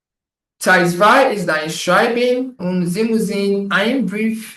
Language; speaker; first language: German; non-native, fluent; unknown